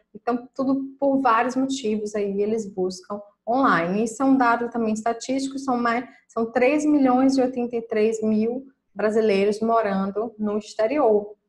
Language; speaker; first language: Portuguese; native; Portuguese